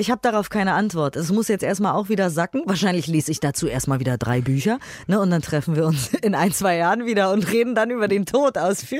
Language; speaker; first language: German; native; German